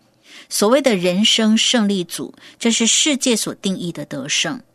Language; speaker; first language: Chinese; native; Chinese